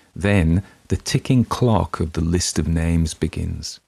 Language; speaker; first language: English; native; English